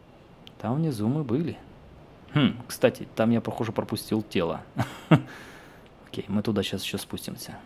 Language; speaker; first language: Russian; native; Russian